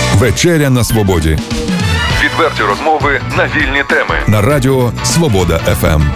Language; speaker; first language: Ukrainian; native; Ukrainian